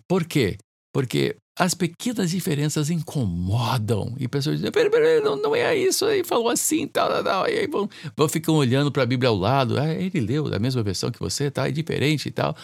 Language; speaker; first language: Portuguese; non-native, fluent; English